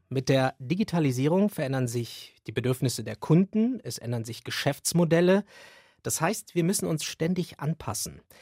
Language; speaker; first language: German; native; German